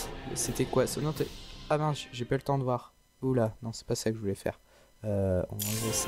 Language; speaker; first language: French; native; French